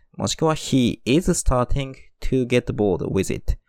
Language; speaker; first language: English; non-native, fluent; Japanese